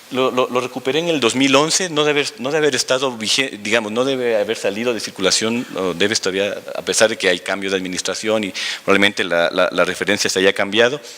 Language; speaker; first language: Spanish; native; Spanish